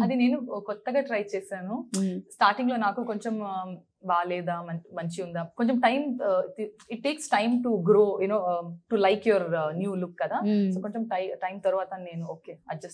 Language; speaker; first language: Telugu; non-native, learner; Kannada